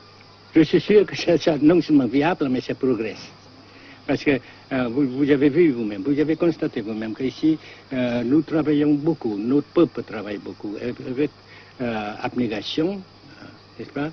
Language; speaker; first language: French; non-native, local second language; Vietnamese